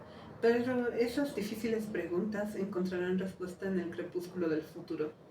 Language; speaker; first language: Spanish; native; Spanish